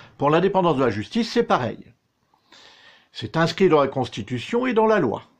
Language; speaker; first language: French; native; French